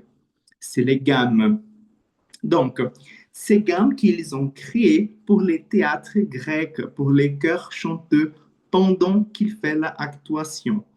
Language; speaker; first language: French; non-native, learner; Portuguese